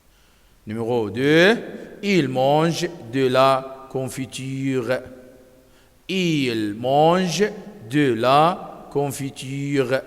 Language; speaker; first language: French; non-native, fluent; Arabic